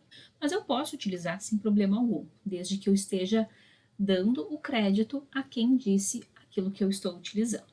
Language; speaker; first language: Portuguese; native; Portuguese